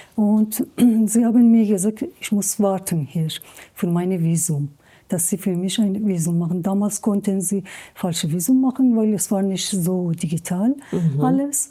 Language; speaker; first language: German; non-native, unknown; Persian